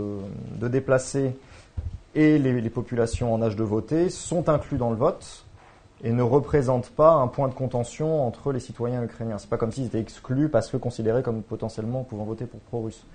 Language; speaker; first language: French; native; French